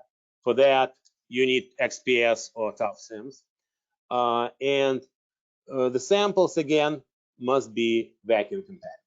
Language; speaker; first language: English; non-native, fluent; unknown